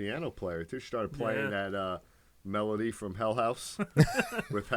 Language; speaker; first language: English; native; English